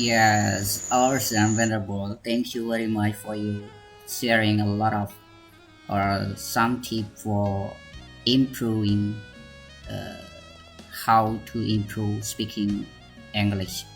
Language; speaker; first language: English; non-native, learner; Khmer